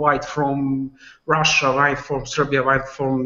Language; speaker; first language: English; non-native, fluent; Serbian